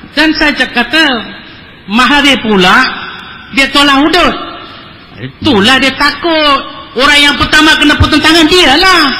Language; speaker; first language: Malay; non-native, local second language; Tamil